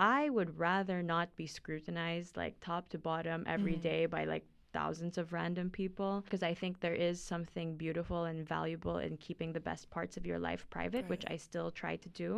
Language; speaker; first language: English; non-native, local second language; Filipino